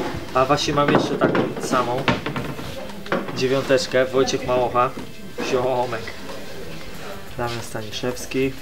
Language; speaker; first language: Polish; native; Polish